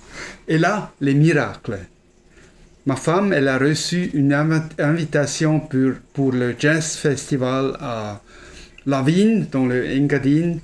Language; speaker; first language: French; non-native, fluent; German